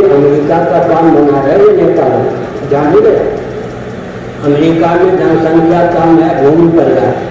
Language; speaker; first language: Hindi; non-native, local second language; Maithili